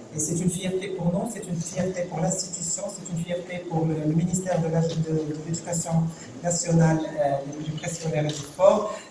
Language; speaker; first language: French; non-native, local second language; Arabic